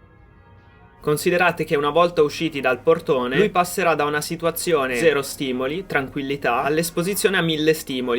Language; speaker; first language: Italian; native; Italian